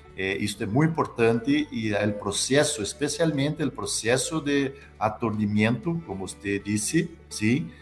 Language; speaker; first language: Spanish; non-native, learner; Portuguese